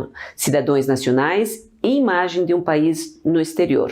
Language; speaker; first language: Portuguese; early bilingual, other home language; Spanish